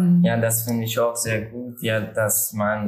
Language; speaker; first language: German; non-native, learner; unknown